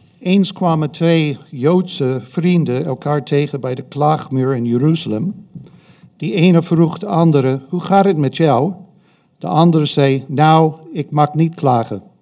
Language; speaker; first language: Dutch; non-native, fluent; English